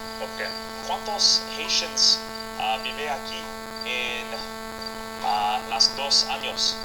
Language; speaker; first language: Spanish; non-native, learner; English